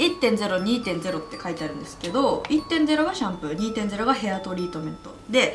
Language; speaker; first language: Japanese; native; Japanese